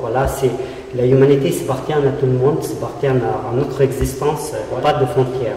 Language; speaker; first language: French; non-native, fluent; Arabic